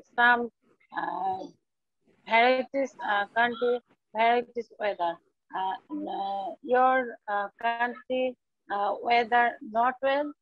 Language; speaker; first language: English; non-native, learner; Bangla